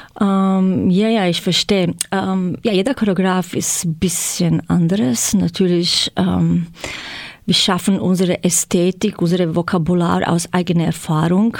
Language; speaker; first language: German; non-native, fluent; Croatian